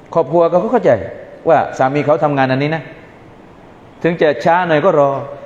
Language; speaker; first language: Thai; non-native, local second language; Malay